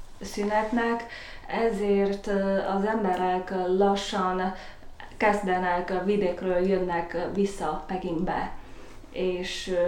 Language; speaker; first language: Hungarian; non-native, learner; Chinese